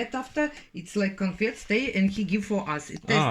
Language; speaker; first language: English; non-native, learner; Russian